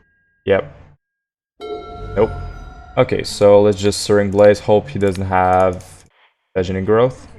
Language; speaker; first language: English; non-native, fluent; French